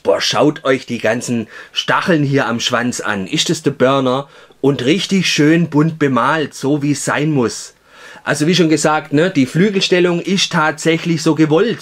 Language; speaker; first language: German; native; German